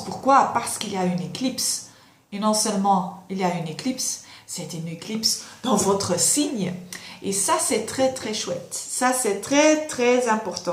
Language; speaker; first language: French; non-native, local second language; Dutch